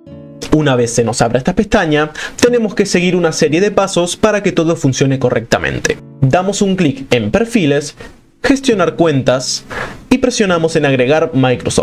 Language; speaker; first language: Spanish; native; Spanish